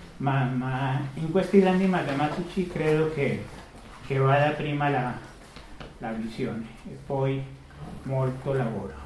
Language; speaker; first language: Italian; non-native, fluent; Spanish